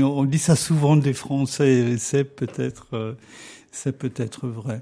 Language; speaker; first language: French; non-native, fluent; German